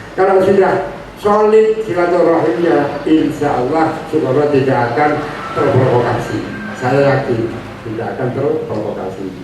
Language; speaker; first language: Indonesian; non-native, local second language; Javanese